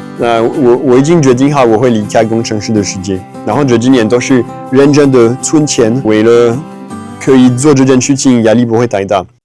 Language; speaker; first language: Chinese; non-native, fluent; French